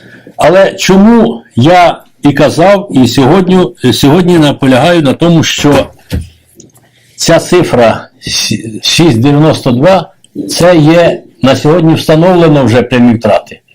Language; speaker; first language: Ukrainian; native; Ukrainian